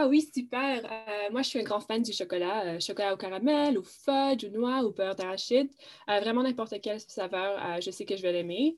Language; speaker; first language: French; non-native, fluent; English